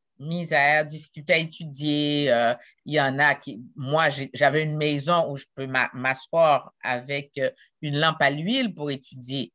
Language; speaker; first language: French; non-native, local second language; Haitian Creole